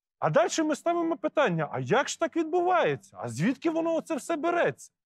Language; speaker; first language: Ukrainian; native; Ukrainian